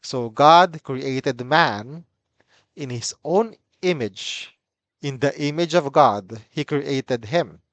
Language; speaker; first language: English; non-native, local second language; Filipino